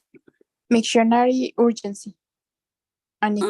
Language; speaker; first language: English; non-native, learner; Spanish